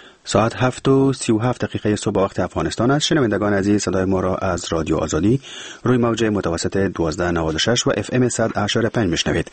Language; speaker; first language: Persian; native; Persian